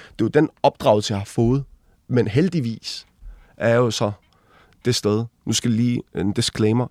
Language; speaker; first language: Danish; early bilingual, other home language; Arabic